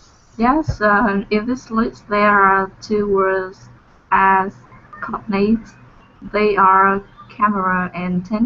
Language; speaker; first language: English; non-native, learner; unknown